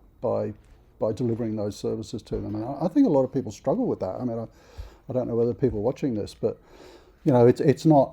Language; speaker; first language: English; native; English